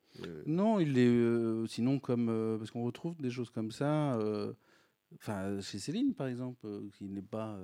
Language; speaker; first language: French; native; French